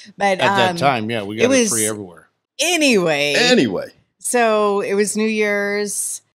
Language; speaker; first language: English; native; English